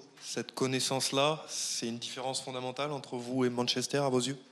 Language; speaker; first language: French; native; French